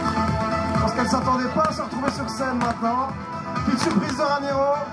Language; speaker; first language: French; native; French